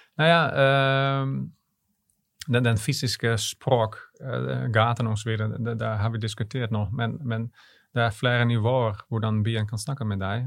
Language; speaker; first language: Norwegian; non-native, fluent; Dutch